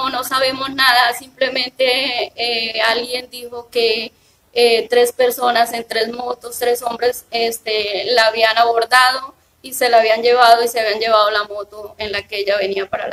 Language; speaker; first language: Spanish; native; Spanish